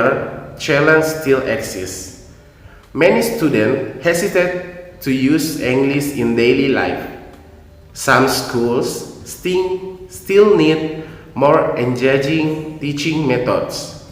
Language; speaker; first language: English; non-native, fluent; Indonesian